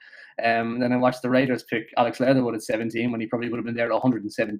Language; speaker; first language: English; native; English